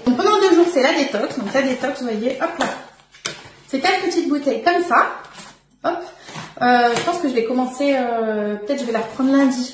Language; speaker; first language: French; native; French